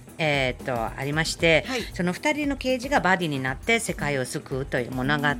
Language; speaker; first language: Japanese; non-native, fluent; German